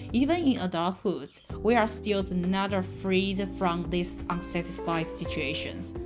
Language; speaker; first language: English; non-native, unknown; Chinese